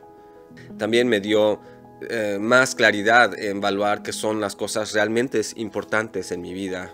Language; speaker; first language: Spanish; native; Spanish